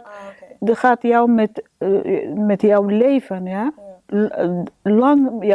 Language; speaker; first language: Dutch; non-native, learner; Arabic